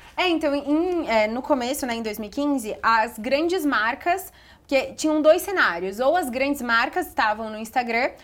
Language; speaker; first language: Portuguese; native; Portuguese